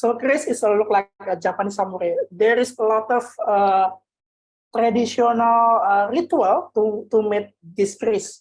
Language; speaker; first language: English; non-native, learner; Indonesian